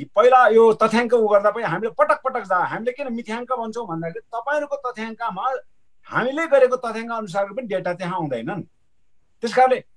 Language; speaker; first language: Nepali; non-native, local second language; Sherpa